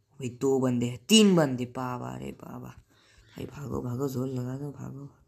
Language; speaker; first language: Hindi; native; Hindi